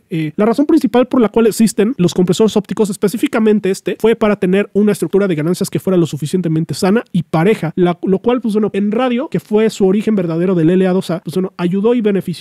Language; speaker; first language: Spanish; native; Spanish